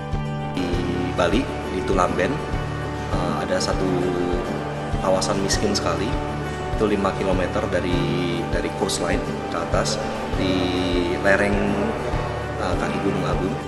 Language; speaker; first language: Indonesian; native; Indonesian